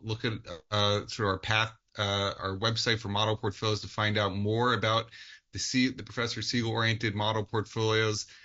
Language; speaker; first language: English; native; English